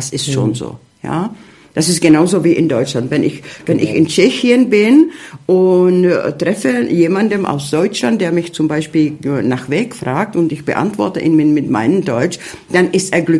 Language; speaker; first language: German; early bilingual, heritage; Czech